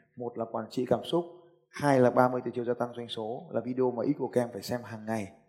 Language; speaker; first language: Vietnamese; native; Vietnamese